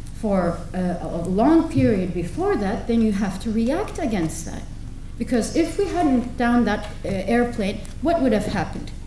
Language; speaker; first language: English; non-native, fluent; Turkish